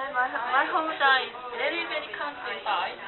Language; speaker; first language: English; non-native, learner; Japanese